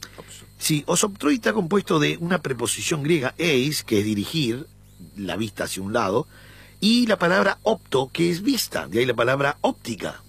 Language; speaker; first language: Spanish; native; Spanish